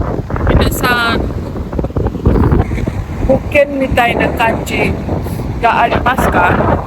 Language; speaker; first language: Japanese; non-native, learner; Nepali